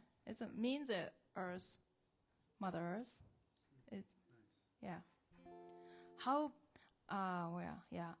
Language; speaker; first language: English; non-native, learner; Japanese